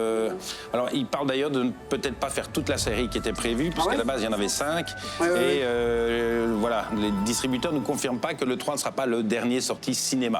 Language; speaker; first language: French; native; French